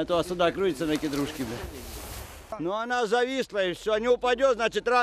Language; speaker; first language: Russian; native; Russian